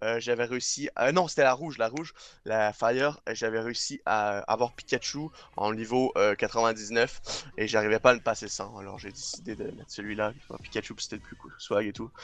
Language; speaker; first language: French; non-native, local second language; English